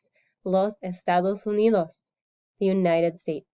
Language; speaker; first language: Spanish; non-native, fluent; English